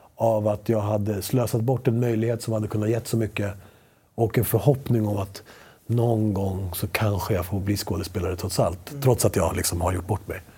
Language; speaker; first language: Swedish; early bilingual, other home language; Spanish